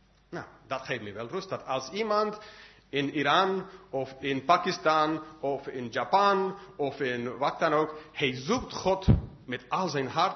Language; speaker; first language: Dutch; non-native, fluent; English